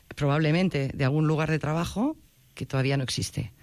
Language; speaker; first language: Spanish; non-native, local second language; Catalan